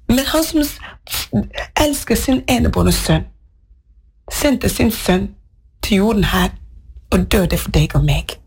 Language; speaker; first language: Norwegian; non-native, fluent; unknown